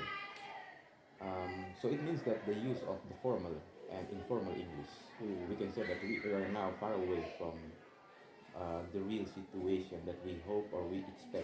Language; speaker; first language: English; non-native, learner; Indonesian